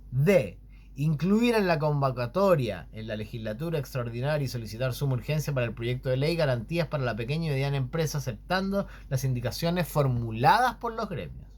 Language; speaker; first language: Spanish; native; Spanish